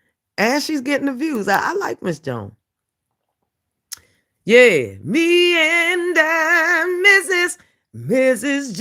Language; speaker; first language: English; native; English